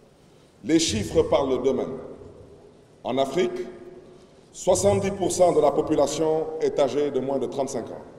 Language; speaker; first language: French; non-native, local second language; Wolof